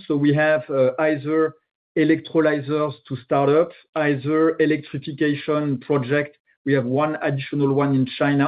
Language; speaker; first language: English; non-native, fluent; French